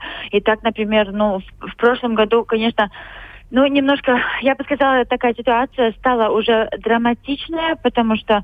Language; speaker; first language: Russian; non-native, local second language; Latvian